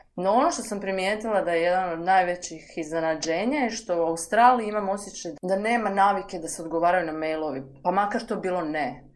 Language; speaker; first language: Croatian; native; Croatian